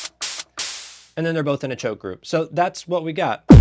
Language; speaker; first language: English; native; English